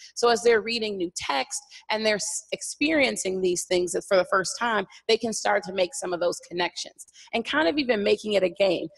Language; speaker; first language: English; native; English